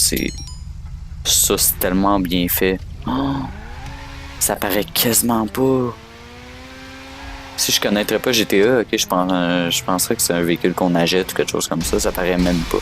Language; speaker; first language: French; native; French